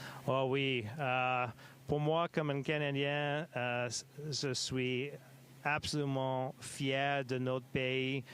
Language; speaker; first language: French; non-native, fluent; English